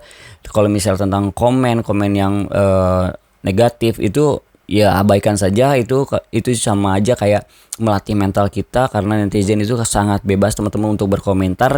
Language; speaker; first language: Indonesian; native; Indonesian